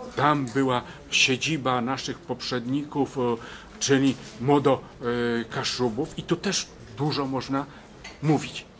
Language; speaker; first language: Polish; native; Polish